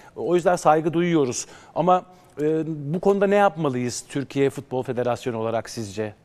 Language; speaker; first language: Turkish; native; Turkish